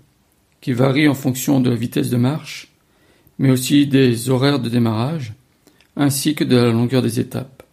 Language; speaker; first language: French; native; French